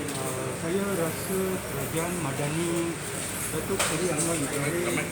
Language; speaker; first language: Malay; native; Malay